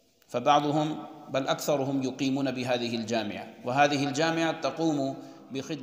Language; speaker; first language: Arabic; non-native, fluent; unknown